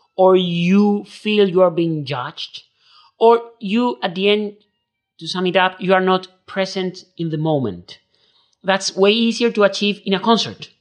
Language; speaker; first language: English; non-native, fluent; Spanish